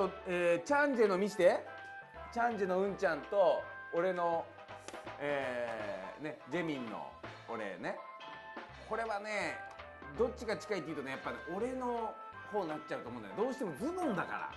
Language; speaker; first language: Japanese; native; Japanese